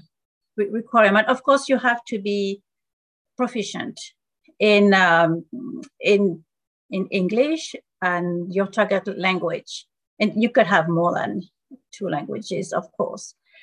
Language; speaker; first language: English; non-native, fluent; French